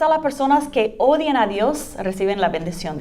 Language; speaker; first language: Spanish; non-native, fluent; English